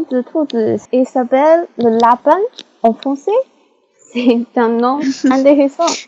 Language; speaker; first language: French; non-native, learner; Chinese